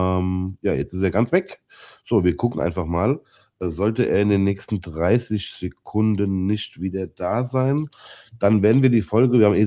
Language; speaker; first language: German; native; German